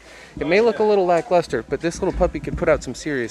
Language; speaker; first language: English; native; English